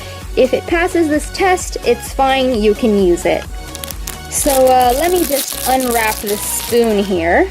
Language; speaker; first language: English; native; English